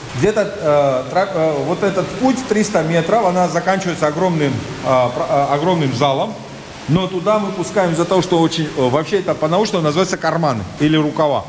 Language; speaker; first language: Russian; non-native, local second language; Georgian